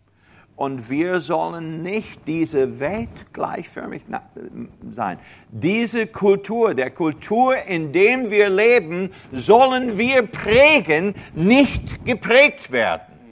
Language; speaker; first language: German; non-native, fluent; English